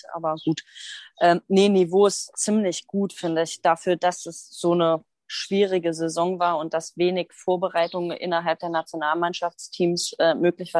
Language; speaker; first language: German; native; German